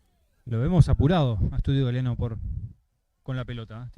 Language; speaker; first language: Spanish; native; Spanish